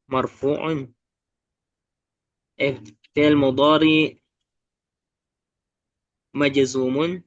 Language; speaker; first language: Arabic; non-native, learner; Indonesian